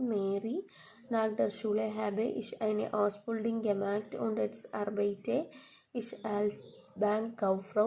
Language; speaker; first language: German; non-native, learner; Malayalam